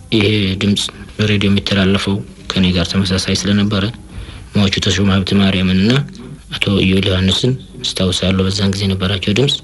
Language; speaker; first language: Amharic; non-native, local second language; Tigrinya